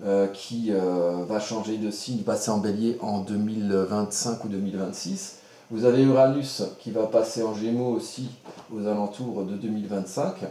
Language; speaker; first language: French; native; French